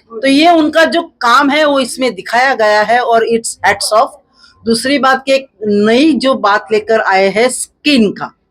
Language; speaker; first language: Hindi; non-native, local second language; Marathi